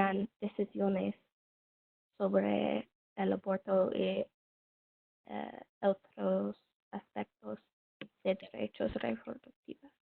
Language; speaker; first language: Spanish; non-native, learner; English